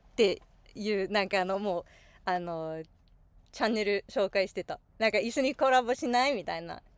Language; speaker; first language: Japanese; non-native, fluent; English